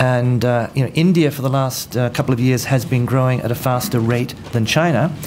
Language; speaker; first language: English; native; English